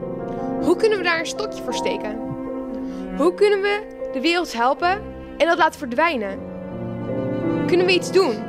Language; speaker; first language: Dutch; native; Dutch